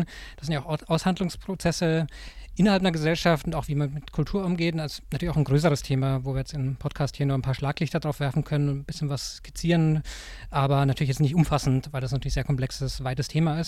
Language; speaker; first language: German; native; German